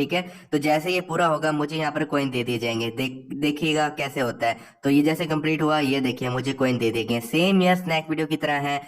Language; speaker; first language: Urdu; non-native, local second language; Punjabi